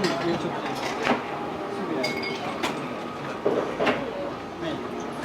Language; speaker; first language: Japanese; native; Japanese